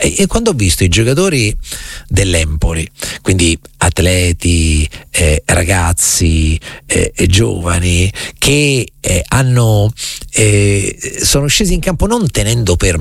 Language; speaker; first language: Italian; native; Italian